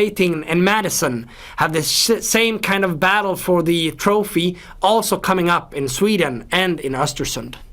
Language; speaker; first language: English; non-native, fluent; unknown